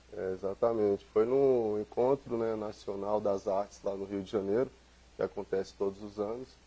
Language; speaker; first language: Portuguese; native; Portuguese